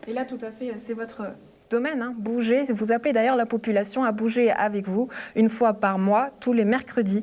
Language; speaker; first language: French; native; French